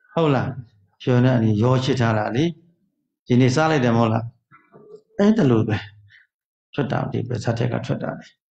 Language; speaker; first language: Burmese; native; Burmese